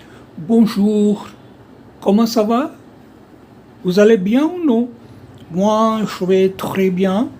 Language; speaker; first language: French; non-native, learner; Hindi